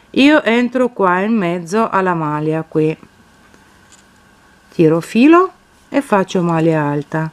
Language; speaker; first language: Italian; non-native, fluent; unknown